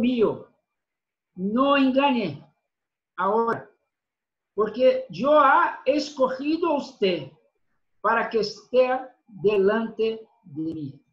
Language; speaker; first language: Spanish; non-native, fluent; Portuguese